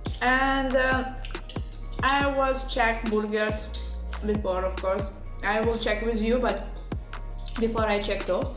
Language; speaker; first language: English; non-native, learner; Russian